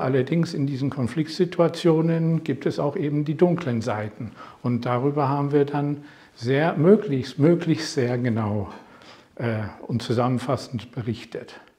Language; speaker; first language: German; non-native, fluent; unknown